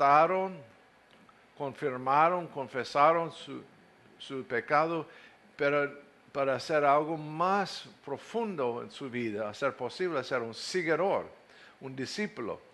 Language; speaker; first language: Spanish; non-native, fluent; English